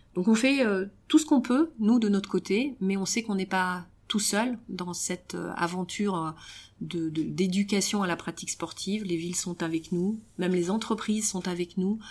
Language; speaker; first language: French; early bilingual, other home language; Romanian